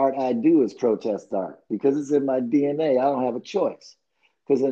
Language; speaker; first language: English; native; English